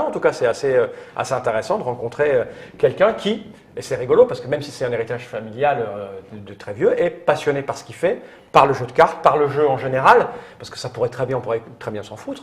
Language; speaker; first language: French; native; French